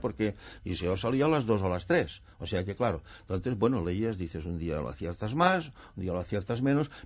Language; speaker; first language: Spanish; non-native, local second language; Catalan